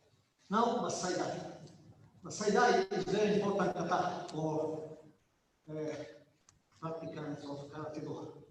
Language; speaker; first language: English; non-native, learner; Italian